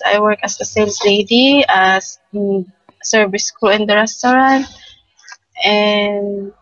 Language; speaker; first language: English; non-native, learner; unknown